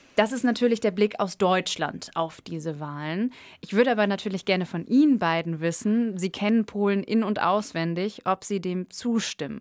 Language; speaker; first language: German; native; German